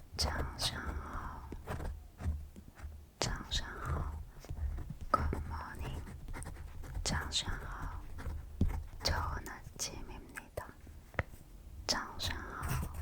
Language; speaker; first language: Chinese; non-native, learner; Korean